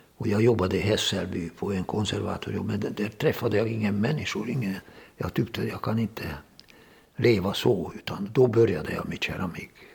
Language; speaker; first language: Swedish; non-native, fluent; Hungarian